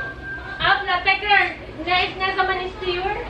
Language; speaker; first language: Turkish; non-native, learner; Filipino